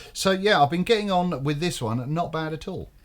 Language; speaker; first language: English; native; English